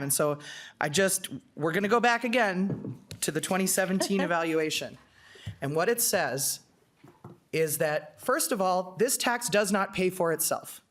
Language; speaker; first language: English; native; English